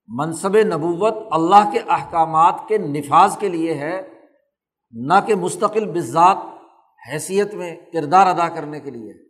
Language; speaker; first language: Urdu; non-native, local second language; Punjabi